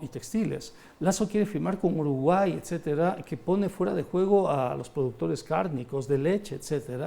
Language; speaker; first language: Spanish; native; Spanish